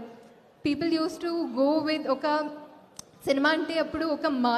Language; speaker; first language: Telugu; non-native, fluent; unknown